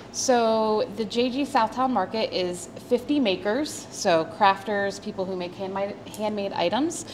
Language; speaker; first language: English; native; English